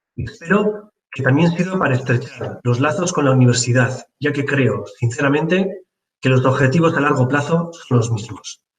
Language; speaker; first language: Spanish; native; Spanish